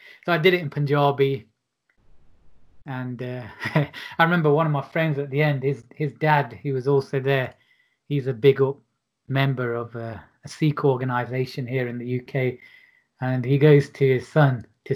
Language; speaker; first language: English; native; English